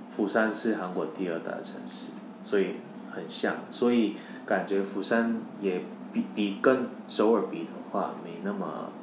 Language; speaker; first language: Chinese; non-native, fluent; Korean